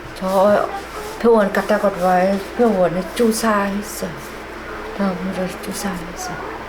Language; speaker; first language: Korean; non-native, learner; Vietnamese